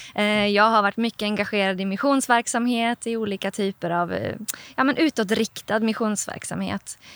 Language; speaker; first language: Swedish; non-native, fluent; Norwegian